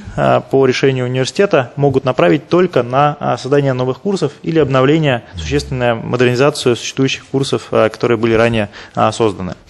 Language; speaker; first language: Russian; native; Russian